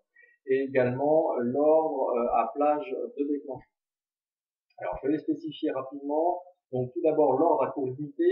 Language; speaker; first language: French; native; French